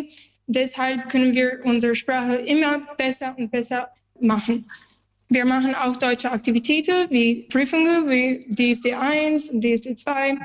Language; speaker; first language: German; non-native, learner; Albanian